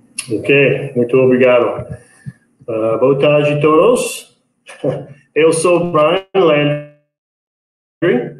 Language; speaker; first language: Portuguese; non-native, learner; English